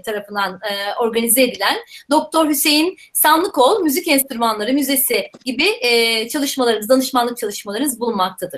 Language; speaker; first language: Turkish; native; Turkish